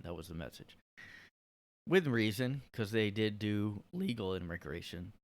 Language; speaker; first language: English; native; English